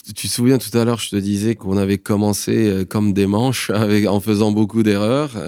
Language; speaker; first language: French; non-native, local second language; Arabic